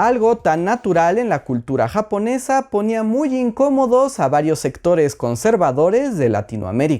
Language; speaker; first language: Spanish; native; Spanish